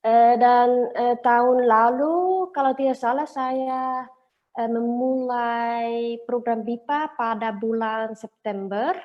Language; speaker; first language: Indonesian; non-native, learner; Dutch